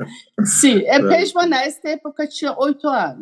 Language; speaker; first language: Portuguese; non-native, learner; Persian